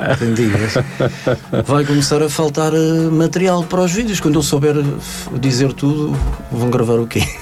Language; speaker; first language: Portuguese; native; Portuguese